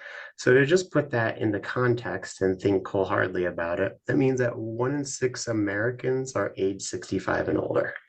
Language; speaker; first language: English; native; English